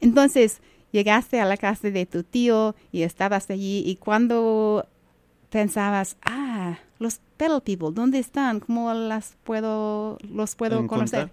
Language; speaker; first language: Spanish; non-native, fluent; English